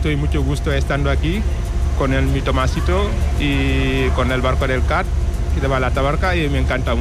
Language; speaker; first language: Spanish; non-native, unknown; Wolof